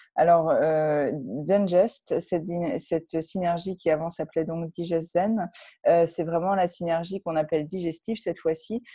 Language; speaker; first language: French; native; French